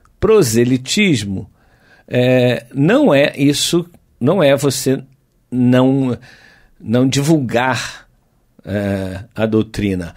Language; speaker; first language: Portuguese; native; Portuguese